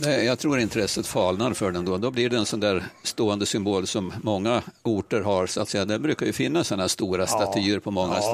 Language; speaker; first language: Swedish; native; Swedish